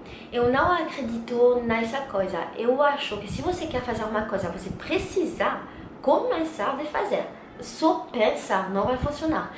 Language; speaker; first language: Portuguese; non-native, learner; French